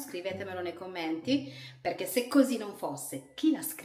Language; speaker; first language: Italian; native; Italian